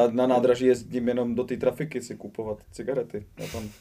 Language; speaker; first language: Czech; native; Czech